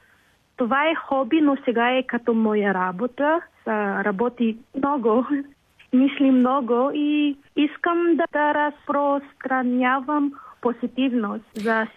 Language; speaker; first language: Bulgarian; non-native, learner; Filipino